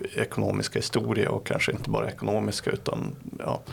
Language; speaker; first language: Swedish; native; Swedish